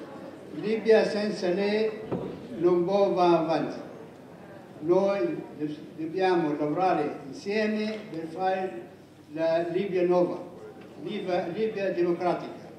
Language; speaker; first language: Italian; non-native, learner; Arabic